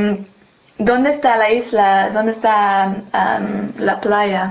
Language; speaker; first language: Spanish; non-native, learner; English